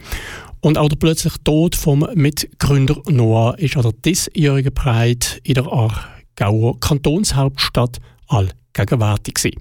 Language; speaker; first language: German; native; German